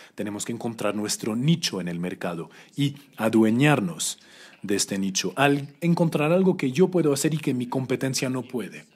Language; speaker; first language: Spanish; non-native, fluent; English